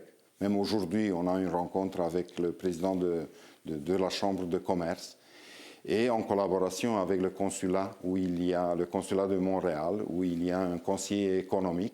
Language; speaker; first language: French; non-native, fluent; Romanian